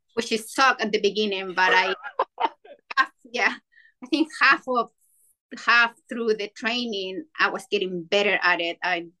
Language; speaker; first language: English; non-native, fluent; Spanish